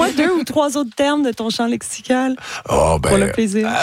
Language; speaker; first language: French; native; French